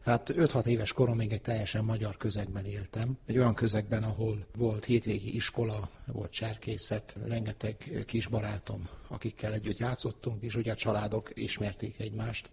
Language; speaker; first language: Hungarian; early bilingual, heritage; Hungarian